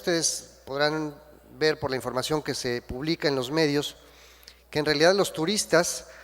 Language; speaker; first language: Spanish; native; Spanish